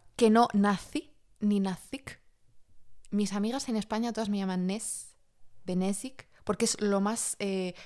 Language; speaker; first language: Spanish; native; Spanish